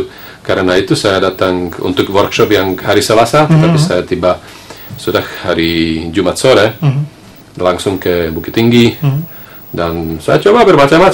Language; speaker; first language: Indonesian; non-native, fluent; Slovak